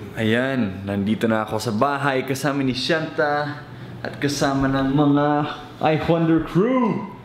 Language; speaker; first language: Filipino; non-native, fluent; English